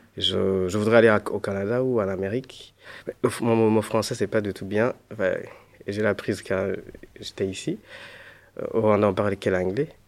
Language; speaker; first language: French; non-native, learner; Kinyarwanda